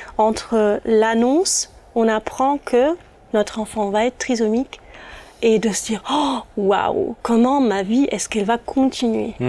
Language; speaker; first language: French; non-native, fluent; German